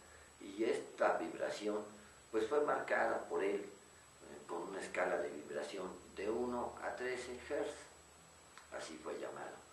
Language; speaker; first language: Spanish; native; Spanish